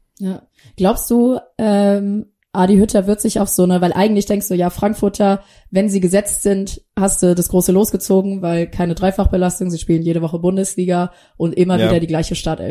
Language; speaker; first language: German; native; German